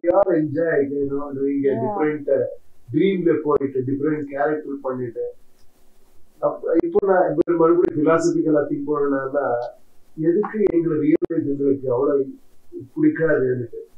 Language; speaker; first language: Tamil; non-native, learner; Kannada